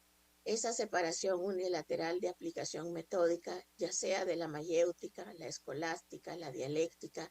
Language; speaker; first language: Spanish; native; Spanish